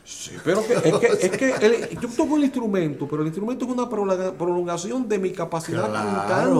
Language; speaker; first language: Spanish; native; Spanish